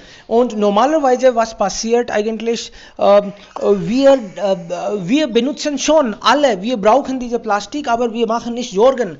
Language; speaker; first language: German; non-native, fluent; Hindi